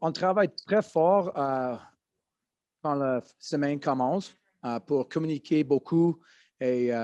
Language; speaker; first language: French; non-native, learner; English